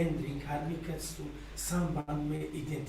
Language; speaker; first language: Swedish; non-native, learner; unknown